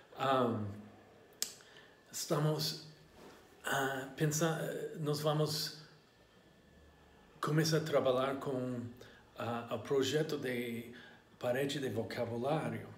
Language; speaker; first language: Portuguese; non-native, learner; English